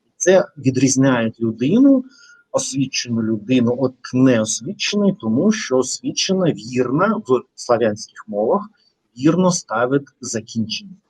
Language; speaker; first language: Ukrainian; non-native, local second language; Russian